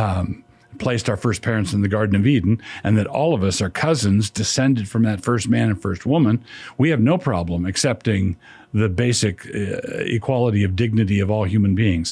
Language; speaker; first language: English; native; English